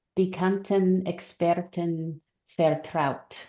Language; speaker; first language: German; non-native, learner; English